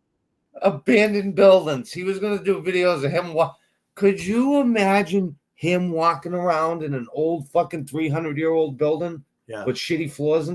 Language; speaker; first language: English; native; English